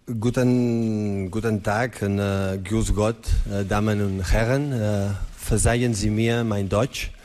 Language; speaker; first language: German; non-native, learner; Dutch